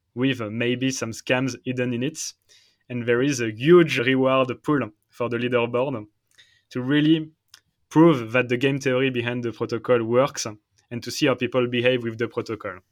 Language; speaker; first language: English; non-native, fluent; French